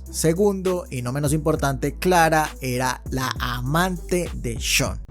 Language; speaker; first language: Spanish; native; Spanish